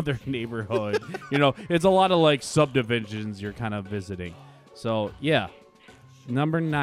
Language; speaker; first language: English; native; English